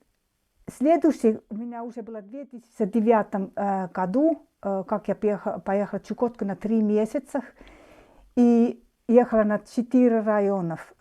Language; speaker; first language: Russian; non-native, fluent; Finnish